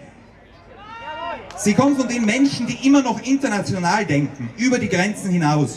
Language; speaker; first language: German; native; German